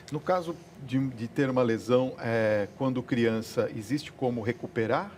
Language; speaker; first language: Portuguese; native; Portuguese